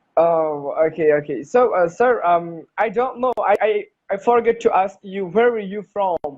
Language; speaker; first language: English; non-native, learner; Bangla